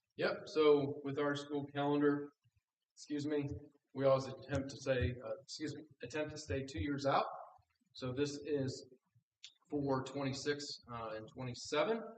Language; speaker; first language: English; native; English